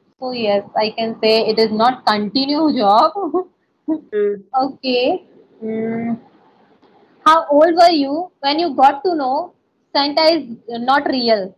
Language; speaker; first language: English; non-native, local second language; Hindi